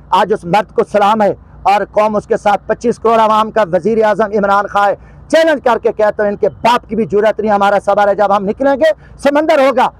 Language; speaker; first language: Urdu; non-native, local second language; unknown